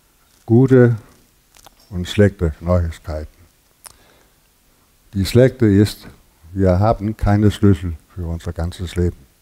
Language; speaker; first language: German; non-native, learner; Danish